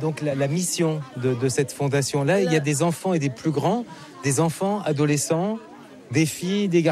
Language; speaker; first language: French; native; French